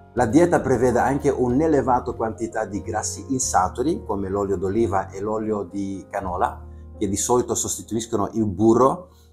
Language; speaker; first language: Italian; non-native, fluent; Latvian